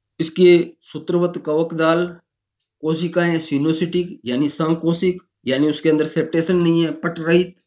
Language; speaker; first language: Hindi; native; Hindi